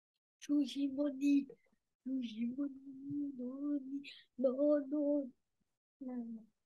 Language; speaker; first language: Chinese; non-native, learner; Vietnamese